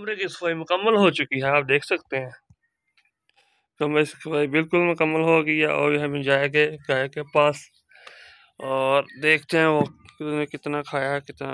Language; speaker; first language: Hindi; non-native, local second language; Punjabi